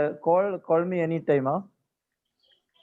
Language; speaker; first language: English; non-native, learner; Malayalam